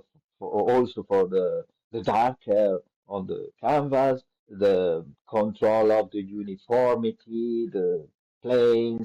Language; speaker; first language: English; non-native, learner; Italian